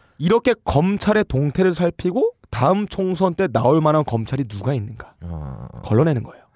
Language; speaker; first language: Korean; native; Korean